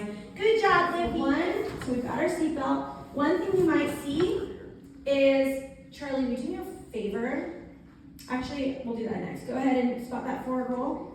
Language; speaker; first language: English; native; English